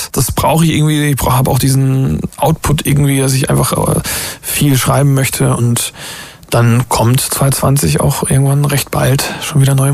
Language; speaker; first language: German; native; German